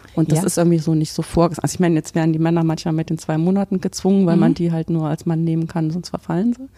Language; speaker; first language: German; native; German